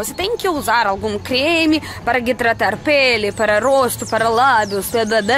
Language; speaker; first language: Portuguese; non-native, fluent; Russian